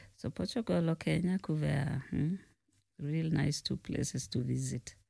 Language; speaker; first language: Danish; non-native, fluent; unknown